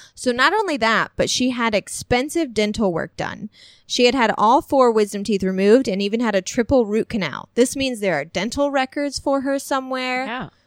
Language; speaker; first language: English; native; English